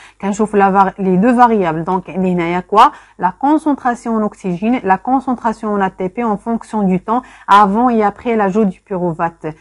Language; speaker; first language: French; non-native, local second language; Arabic